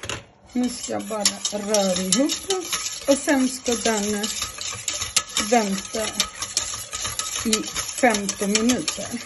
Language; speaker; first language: Swedish; non-native, learner; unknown